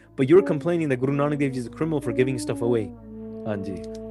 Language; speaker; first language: English; early bilingual, other home language; Punjabi